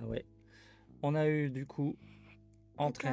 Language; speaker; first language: French; native; French